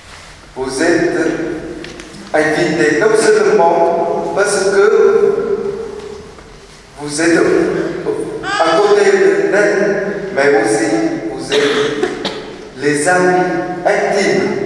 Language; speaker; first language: French; non-native, fluent; Vietnamese